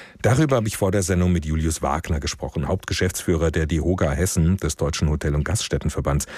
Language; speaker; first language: German; native; German